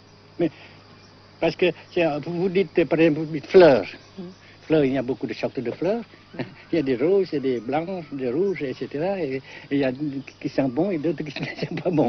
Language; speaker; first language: French; non-native, local second language; Vietnamese